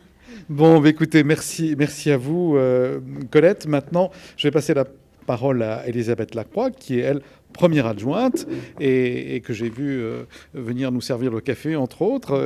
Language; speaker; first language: French; native; French